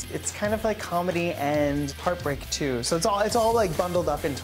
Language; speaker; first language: English; native; English